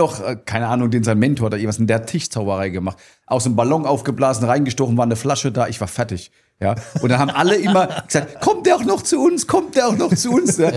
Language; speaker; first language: German; native; German